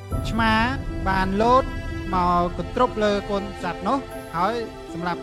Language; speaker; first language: Khmer; native; Khmer